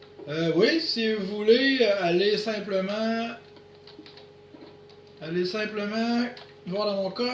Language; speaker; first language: French; native; French